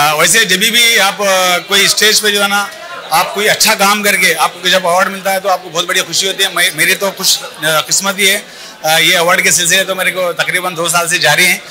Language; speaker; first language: Hindi; non-native, local second language; Urdu